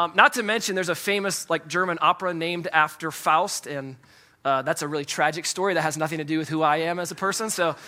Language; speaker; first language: English; native; English